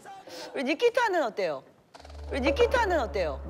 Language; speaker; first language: Korean; native; Korean